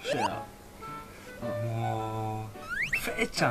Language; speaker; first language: Chinese; non-native, learner; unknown